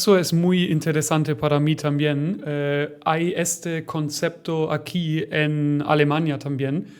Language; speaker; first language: Spanish; non-native, fluent; German